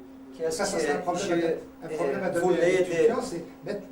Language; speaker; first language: French; native; French